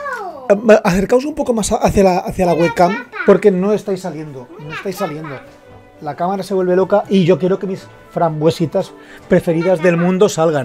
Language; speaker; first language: Spanish; native; Spanish